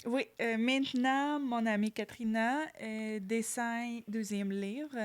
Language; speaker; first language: French; non-native, learner; Ukrainian